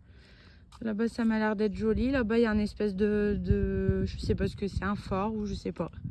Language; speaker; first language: French; native; French